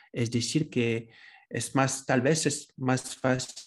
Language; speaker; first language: Spanish; non-native, fluent; French